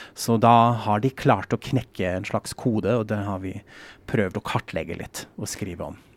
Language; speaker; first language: Norwegian; non-native, fluent; German